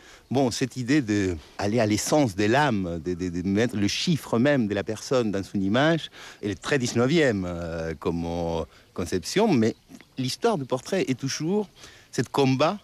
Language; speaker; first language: French; non-native, fluent; Spanish